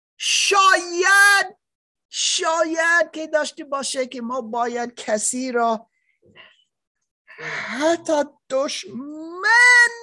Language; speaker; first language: Persian; non-native, learner; English